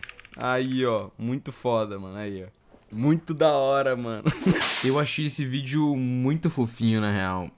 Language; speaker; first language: Portuguese; native; Portuguese